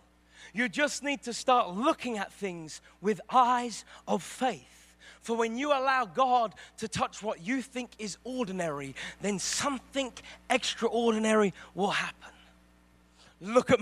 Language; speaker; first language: English; native; English